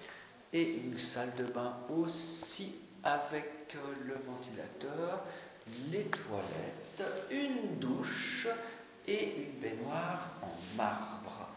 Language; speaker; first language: French; native; French